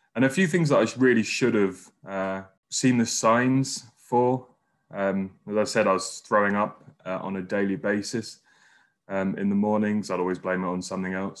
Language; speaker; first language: English; native; English